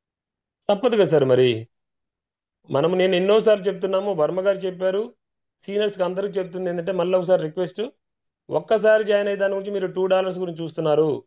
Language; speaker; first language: Telugu; native; Telugu